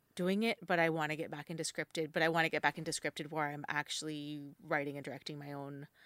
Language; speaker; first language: English; native; English